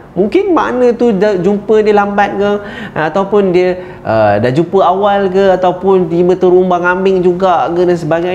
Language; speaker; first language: Malay; native; Malay